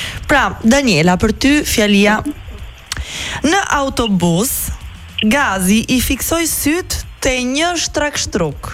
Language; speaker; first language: Albanian; native; Albanian